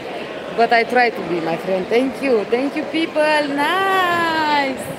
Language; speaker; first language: English; non-native, learner; Romanian